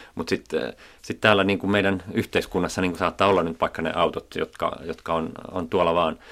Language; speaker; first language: Finnish; native; Finnish